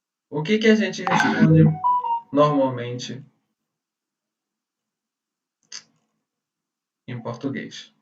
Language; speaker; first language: Portuguese; non-native, fluent; Spanish